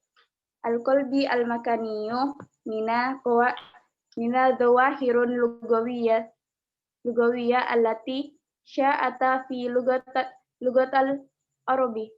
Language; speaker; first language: Arabic; non-native, learner; Indonesian